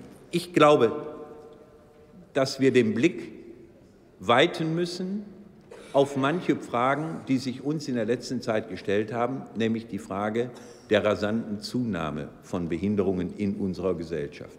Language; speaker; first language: German; native; German